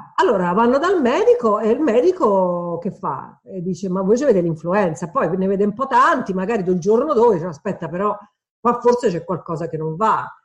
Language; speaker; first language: Italian; native; Italian